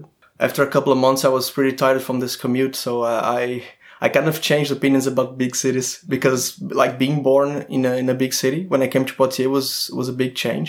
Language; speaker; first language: English; non-native, fluent; Portuguese